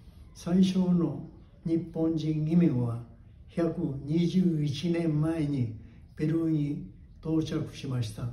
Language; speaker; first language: Japanese; early bilingual, heritage; Japanese